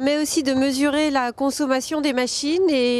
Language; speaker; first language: French; native; French